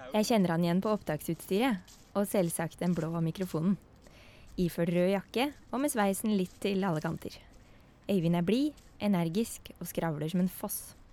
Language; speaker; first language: Norwegian; native; Norwegian